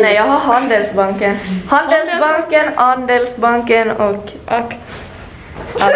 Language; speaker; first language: Swedish; native; Swedish